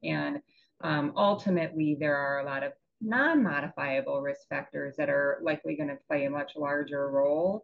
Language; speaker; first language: English; native; English